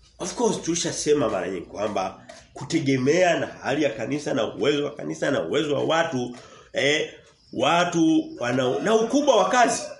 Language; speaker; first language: Swahili; native; Swahili